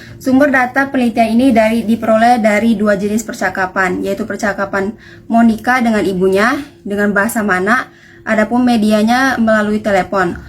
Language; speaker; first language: Indonesian; non-native, local second language; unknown